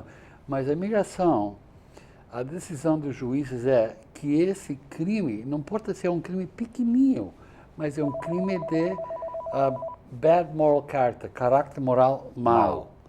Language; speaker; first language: Portuguese; non-native, fluent; English